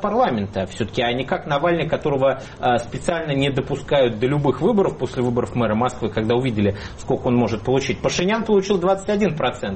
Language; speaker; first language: Russian; native; Russian